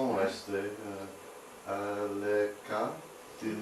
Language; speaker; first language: French; non-native, learner; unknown